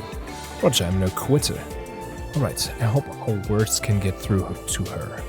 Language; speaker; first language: English; non-native, fluent; German